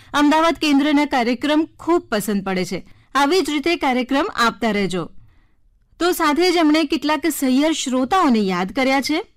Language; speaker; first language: Gujarati; native; Gujarati